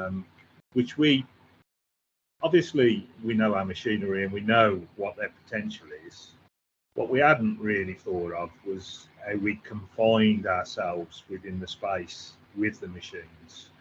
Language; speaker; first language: English; native; English